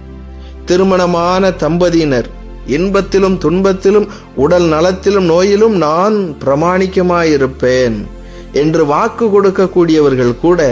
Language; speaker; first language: Tamil; native; Tamil